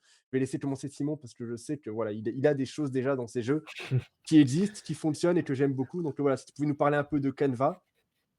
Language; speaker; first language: French; native; French